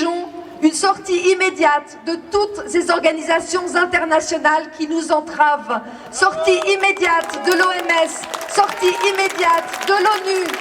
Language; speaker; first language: French; native; French